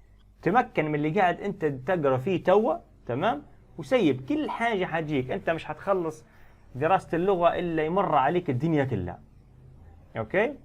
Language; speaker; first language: Arabic; native; Arabic